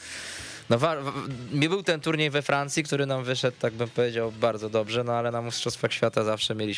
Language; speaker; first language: Polish; native; Polish